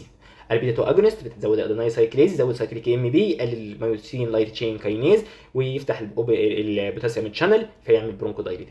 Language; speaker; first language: Arabic; native; Arabic